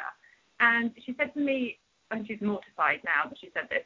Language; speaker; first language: English; native; English